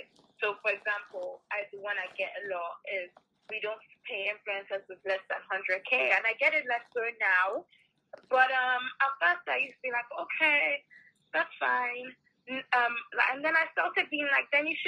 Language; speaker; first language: English; non-native, local second language; Yoruba